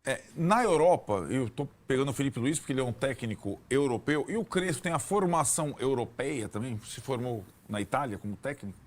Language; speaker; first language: Portuguese; native; Portuguese